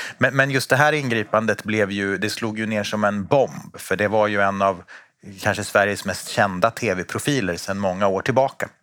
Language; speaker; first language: Swedish; native; Swedish